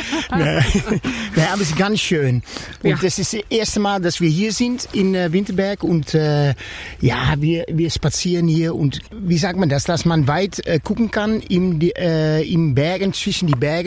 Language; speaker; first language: German; non-native, learner; Dutch